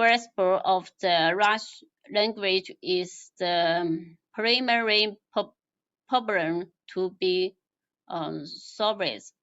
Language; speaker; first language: English; non-native, learner; Chinese